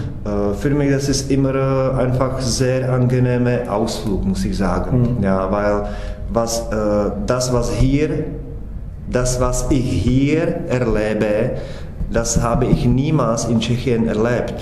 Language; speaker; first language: German; non-native, fluent; Czech